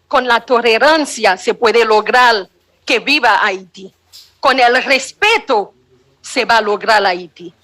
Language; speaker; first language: Spanish; non-native, fluent; Haitian Creole